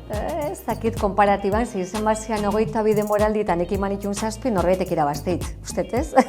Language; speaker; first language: Basque; native; Basque